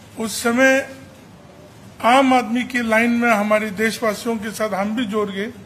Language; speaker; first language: Hindi; non-native, local second language; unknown